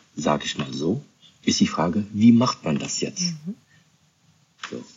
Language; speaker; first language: German; native; German